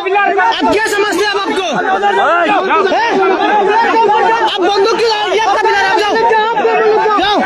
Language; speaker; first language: Hindi; non-native, learner; Bangla